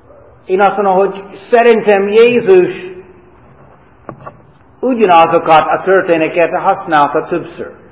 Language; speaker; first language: Hungarian; non-native, fluent; English